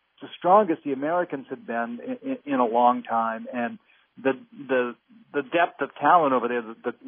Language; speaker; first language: English; native; English